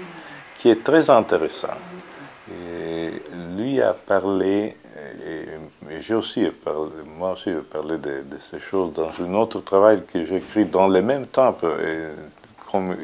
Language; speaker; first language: French; non-native, fluent; Italian